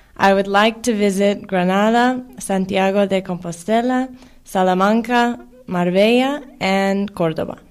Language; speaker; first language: English; native; English